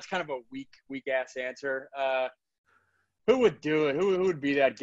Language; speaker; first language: English; native; English